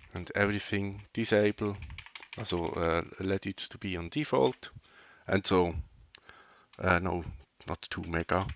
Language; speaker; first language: English; non-native, learner; Swiss German